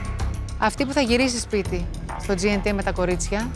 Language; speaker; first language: Greek; native; Greek